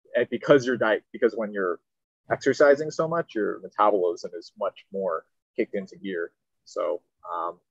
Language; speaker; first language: English; native; English